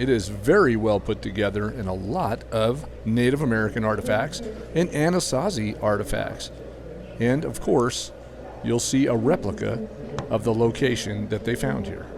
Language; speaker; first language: English; native; English